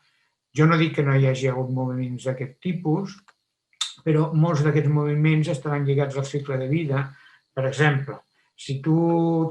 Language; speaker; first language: Catalan; native; Catalan